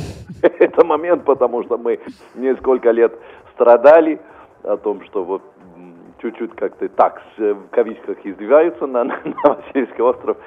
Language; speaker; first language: Russian; non-native, fluent; Italian